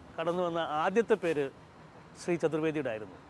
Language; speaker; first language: Malayalam; native; Malayalam